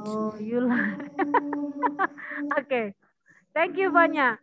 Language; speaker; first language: English; non-native, learner; Indonesian